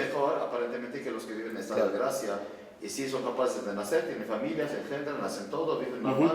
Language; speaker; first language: Spanish; native; Spanish